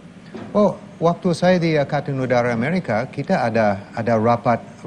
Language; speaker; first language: Indonesian; non-native, learner; English